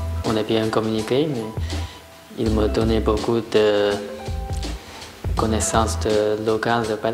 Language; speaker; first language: French; non-native, learner; Chinese